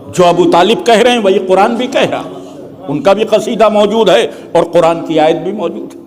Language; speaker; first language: Urdu; native; Urdu